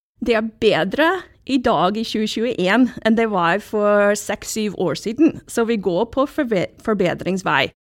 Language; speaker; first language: Norwegian; non-native, fluent; English